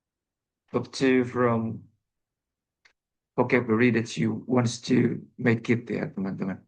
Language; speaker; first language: English; non-native, learner; Indonesian